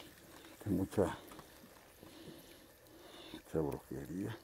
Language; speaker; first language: Spanish; native; Spanish